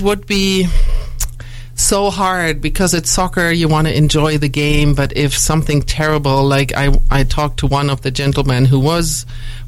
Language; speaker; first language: English; non-native, fluent; German